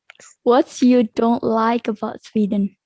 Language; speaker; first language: English; non-native, learner; Indonesian